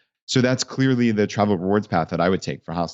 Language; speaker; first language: English; native; English